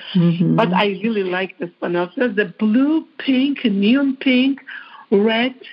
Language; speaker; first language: English; non-native, fluent; Georgian